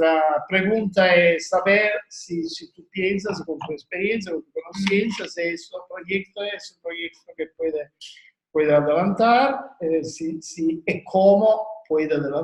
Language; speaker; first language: Spanish; non-native, learner; Italian